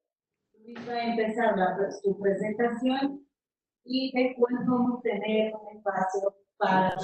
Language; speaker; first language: Spanish; non-native, fluent; Portuguese